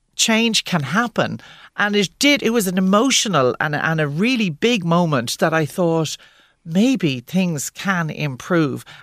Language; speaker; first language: English; native; English